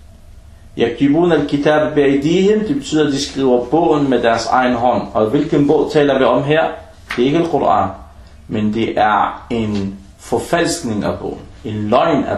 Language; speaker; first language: Danish; non-native, fluent; Arabic